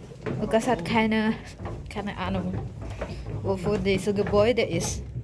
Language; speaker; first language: German; non-native, learner; Indonesian